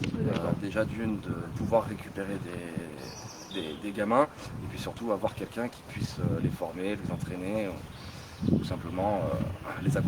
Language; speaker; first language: French; native; French